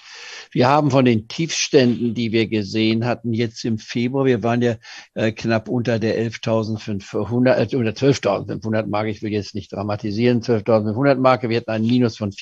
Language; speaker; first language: German; native; German